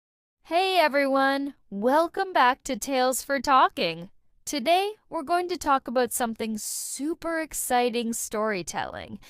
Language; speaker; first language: English; non-native, fluent; Spanish